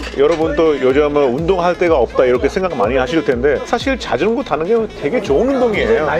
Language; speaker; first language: Korean; non-native, fluent; Nepali